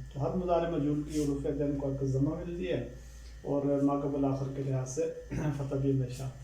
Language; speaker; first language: Urdu; native; Urdu